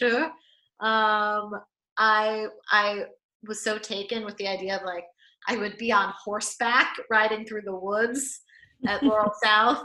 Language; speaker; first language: English; native; English